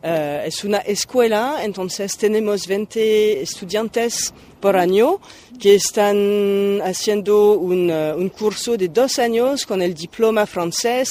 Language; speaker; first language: Spanish; non-native, fluent; French